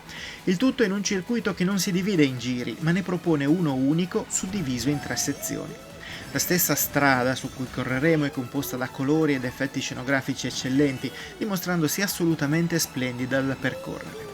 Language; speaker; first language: Italian; native; Italian